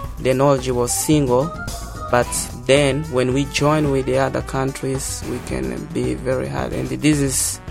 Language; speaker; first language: English; non-native, local second language; Portuguese